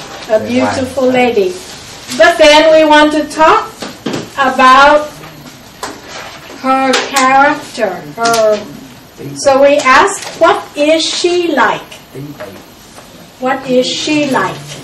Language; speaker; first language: English; non-native, fluent; Vietnamese